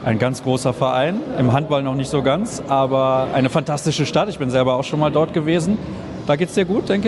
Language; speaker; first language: German; native; German